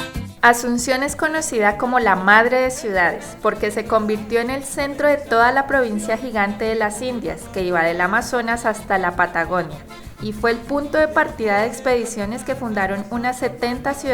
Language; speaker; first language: Spanish; native; Spanish